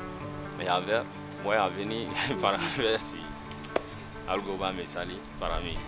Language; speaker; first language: Spanish; non-native, learner; Bambara